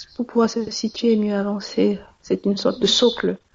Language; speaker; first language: French; non-native, local second language; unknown